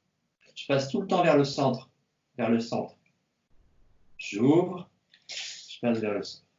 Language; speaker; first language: French; native; French